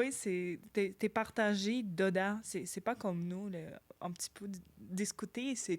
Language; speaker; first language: French; non-native, learner; Ukrainian